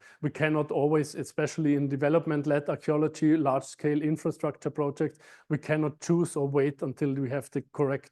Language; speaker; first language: English; non-native, fluent; German